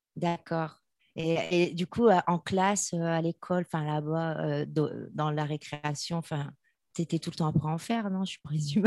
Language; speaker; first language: French; native; French